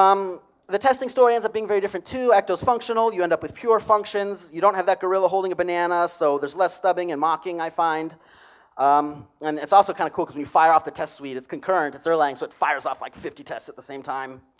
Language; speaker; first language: English; native; English